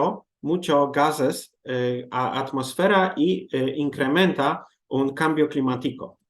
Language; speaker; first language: Spanish; non-native, learner; Polish